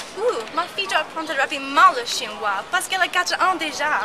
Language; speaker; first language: French; non-native, learner; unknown